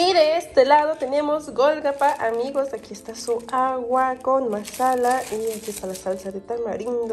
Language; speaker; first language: Spanish; native; Spanish